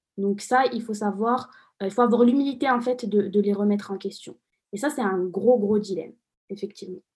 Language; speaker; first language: French; non-native, local second language; Arabic